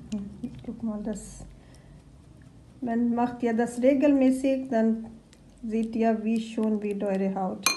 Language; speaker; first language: German; non-native, learner; Urdu